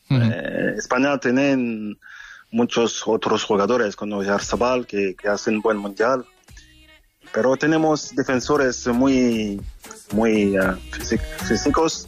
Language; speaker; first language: Spanish; non-native, learner; French